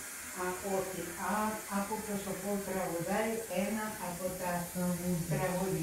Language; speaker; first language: Greek; non-native, fluent; Russian